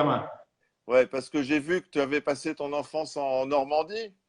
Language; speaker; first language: French; native; French